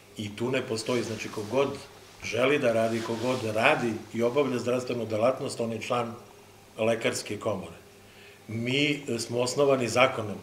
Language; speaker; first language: Serbian; native; Serbian